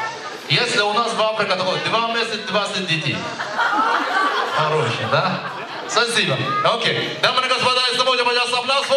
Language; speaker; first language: Russian; non-native, learner; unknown